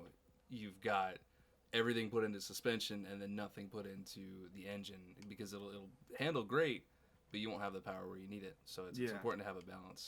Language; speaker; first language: English; native; English